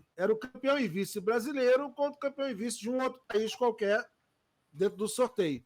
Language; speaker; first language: Portuguese; native; Portuguese